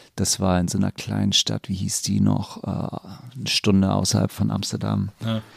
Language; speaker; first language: German; native; German